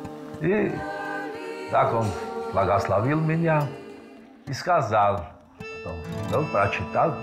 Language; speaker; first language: Russian; non-native, fluent; Georgian